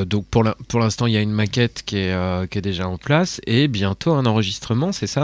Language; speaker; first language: French; native; French